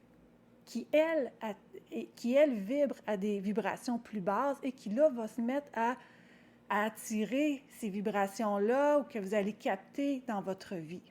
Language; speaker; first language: French; native; French